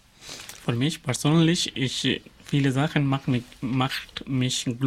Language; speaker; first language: German; non-native, learner; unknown